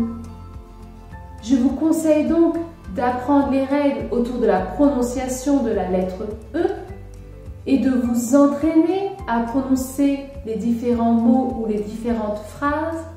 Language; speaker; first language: French; native; French